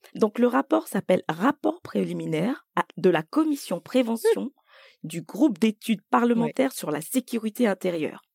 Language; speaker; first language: French; native; French